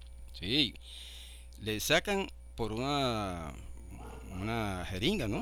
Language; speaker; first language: Spanish; native; Spanish